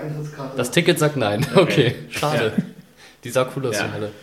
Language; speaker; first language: German; native; German